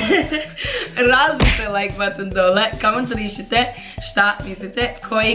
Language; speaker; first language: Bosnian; non-native, learner; English